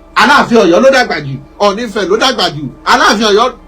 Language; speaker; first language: English; non-native, local second language; Yoruba